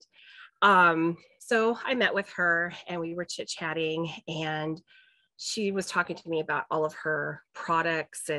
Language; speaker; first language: English; native; English